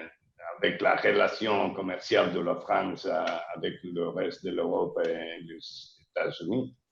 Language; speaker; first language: French; non-native, learner; Spanish